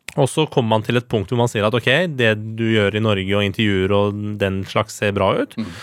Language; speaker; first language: Norwegian; early bilingual, other home language; Persian